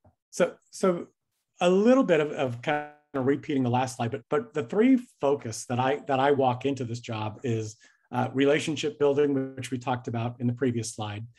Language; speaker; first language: English; native; English